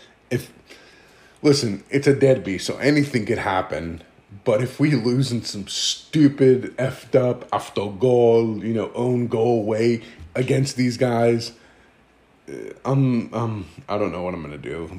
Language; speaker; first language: English; early bilingual, other home language; Greek